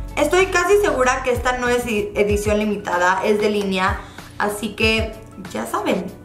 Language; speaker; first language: Spanish; native; Spanish